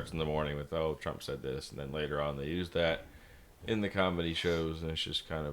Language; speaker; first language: English; native; English